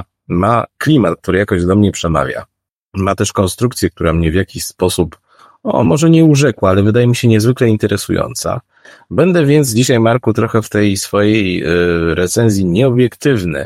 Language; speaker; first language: Polish; native; Polish